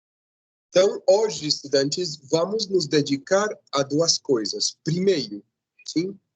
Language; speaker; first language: Portuguese; non-native, fluent; Spanish